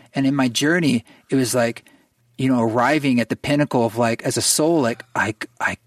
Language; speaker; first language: English; native; English